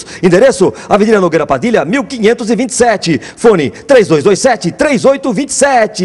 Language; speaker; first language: Portuguese; native; Portuguese